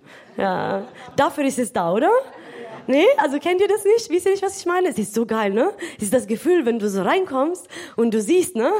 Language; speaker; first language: German; non-native, fluent; Italian